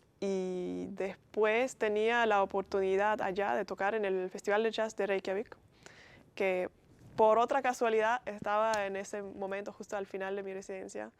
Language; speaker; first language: Spanish; non-native, fluent; Bulgarian